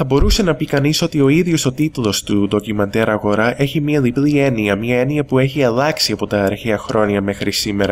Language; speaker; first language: Greek; native; Greek